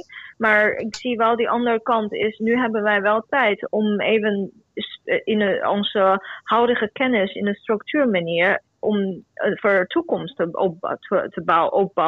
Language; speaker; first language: Dutch; non-native, fluent; Chinese